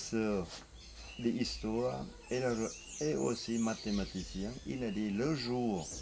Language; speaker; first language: French; non-native, fluent; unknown